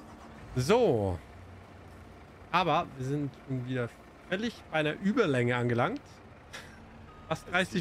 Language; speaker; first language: German; native; German